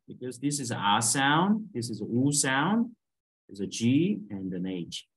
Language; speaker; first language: English; non-native, fluent; Korean